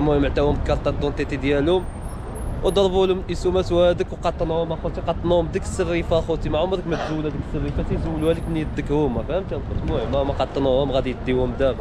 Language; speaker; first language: Arabic; native; Arabic